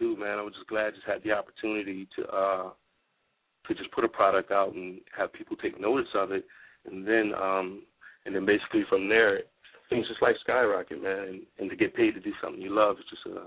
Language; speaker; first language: English; native; English